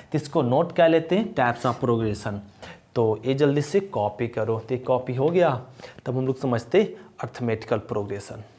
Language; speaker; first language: Hindi; native; Hindi